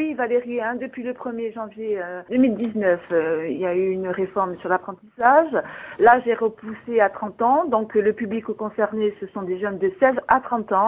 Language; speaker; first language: French; native; French